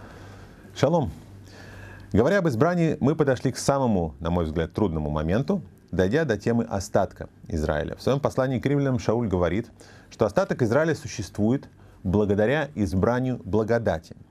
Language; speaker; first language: Russian; native; Russian